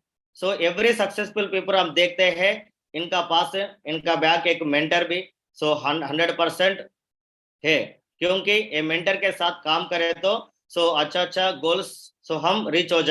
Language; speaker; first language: Hindi; non-native, local second language; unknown